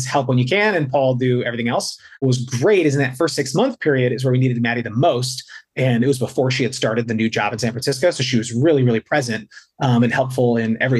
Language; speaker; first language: English; native; English